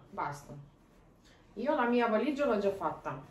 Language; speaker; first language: Italian; non-native, fluent; Lithuanian